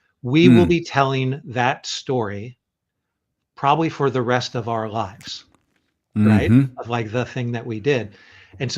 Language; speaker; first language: English; native; English